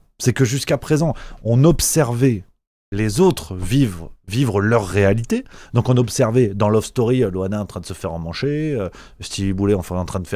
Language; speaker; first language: French; native; French